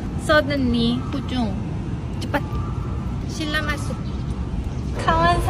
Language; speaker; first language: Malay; non-native, learner; Korean